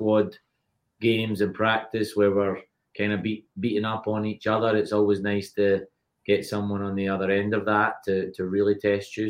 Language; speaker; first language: English; native; English